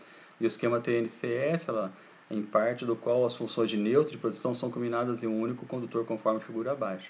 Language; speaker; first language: Portuguese; native; Portuguese